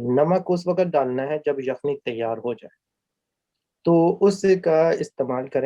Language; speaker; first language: Urdu; native; Urdu